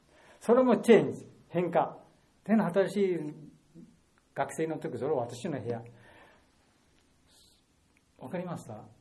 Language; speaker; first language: Japanese; non-native, learner; Bangla